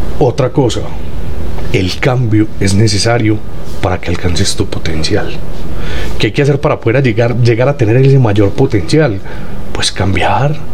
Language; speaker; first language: Spanish; native; Spanish